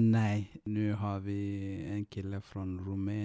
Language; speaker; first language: Swedish; non-native, fluent; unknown